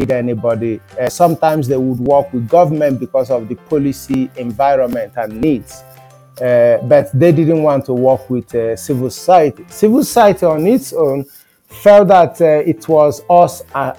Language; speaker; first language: English; non-native, local second language; Igbo